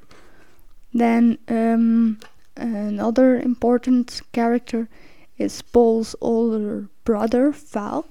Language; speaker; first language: English; non-native, fluent; Dutch